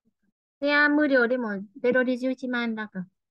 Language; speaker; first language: Japanese; non-native, fluent; Vietnamese